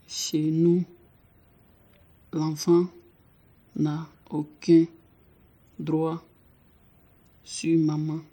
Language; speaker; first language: French; non-native, learner; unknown